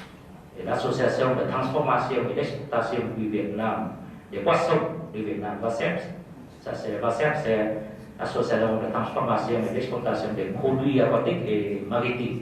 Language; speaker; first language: French; non-native, fluent; Vietnamese